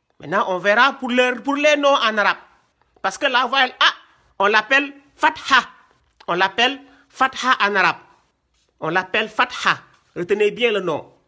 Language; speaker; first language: French; non-native, local second language; Wolof